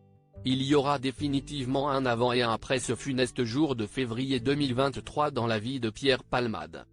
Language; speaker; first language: French; native; French